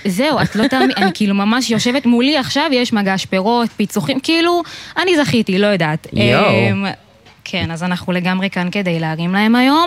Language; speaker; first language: Hebrew; native; Hebrew